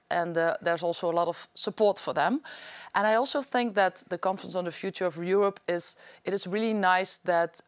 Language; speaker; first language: English; non-native, fluent; Dutch